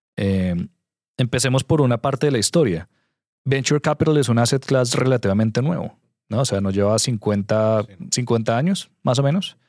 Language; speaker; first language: Spanish; native; Spanish